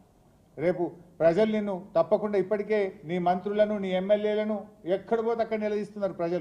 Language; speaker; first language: Telugu; native; Telugu